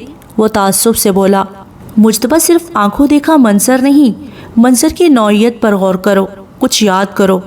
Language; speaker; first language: Urdu; native; Urdu